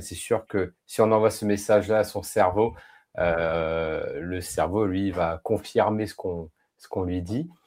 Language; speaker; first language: French; native; French